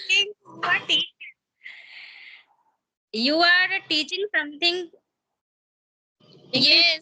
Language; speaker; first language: English; non-native, learner; Hindi